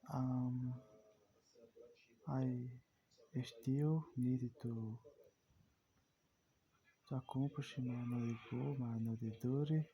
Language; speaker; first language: English; non-native, learner; Portuguese